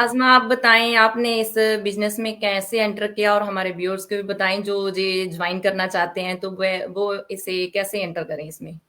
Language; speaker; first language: Hindi; non-native, local second language; Punjabi